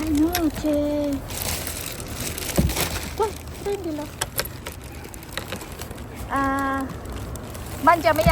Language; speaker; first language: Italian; non-native, learner; Filipino